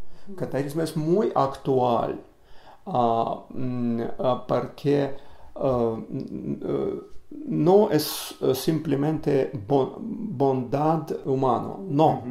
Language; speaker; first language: Spanish; non-native, learner; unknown